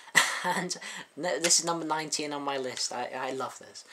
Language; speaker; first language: English; native; English